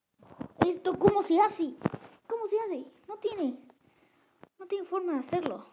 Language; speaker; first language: Spanish; early bilingual, other home language; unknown